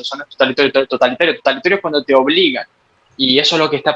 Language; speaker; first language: Spanish; native; Spanish